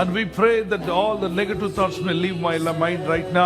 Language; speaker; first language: English; non-native, local second language; Telugu